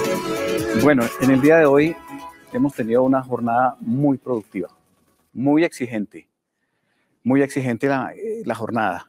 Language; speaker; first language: Spanish; native; Spanish